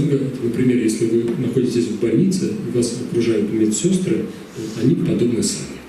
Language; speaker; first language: Russian; native; Russian